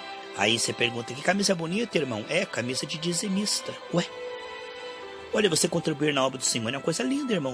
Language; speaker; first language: Portuguese; native; Portuguese